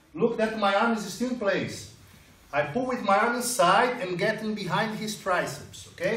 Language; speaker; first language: English; non-native, fluent; Portuguese